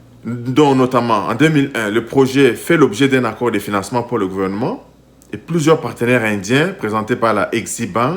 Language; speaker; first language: French; non-native, local second language; Lingala